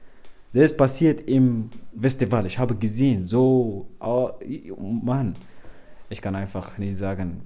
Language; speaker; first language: German; non-native, learner; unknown